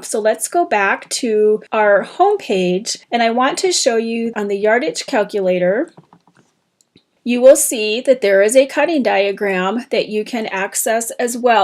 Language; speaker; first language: English; native; English